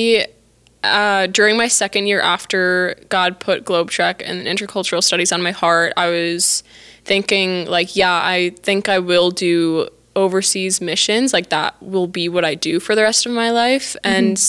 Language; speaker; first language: English; native; English